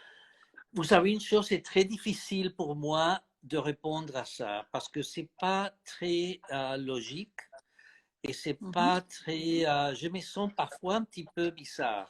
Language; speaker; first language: French; non-native, fluent; Spanish